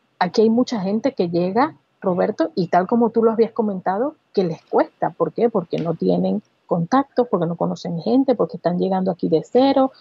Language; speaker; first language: Spanish; native; Spanish